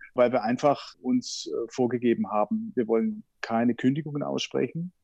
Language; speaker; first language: German; native; German